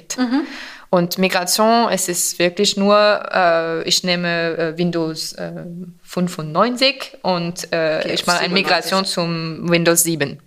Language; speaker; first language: German; non-native, fluent; French